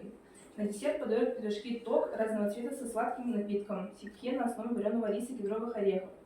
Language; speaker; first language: Russian; native; Russian